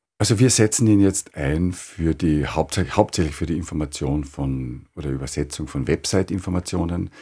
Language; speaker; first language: German; native; German